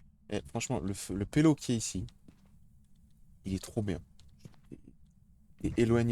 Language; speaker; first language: French; native; French